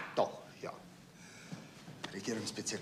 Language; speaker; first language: German; native; German